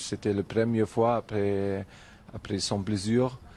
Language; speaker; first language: French; non-native, learner; German